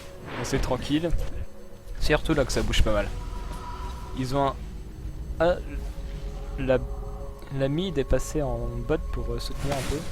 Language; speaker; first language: French; native; French